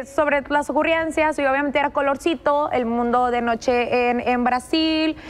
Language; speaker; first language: Spanish; native; Spanish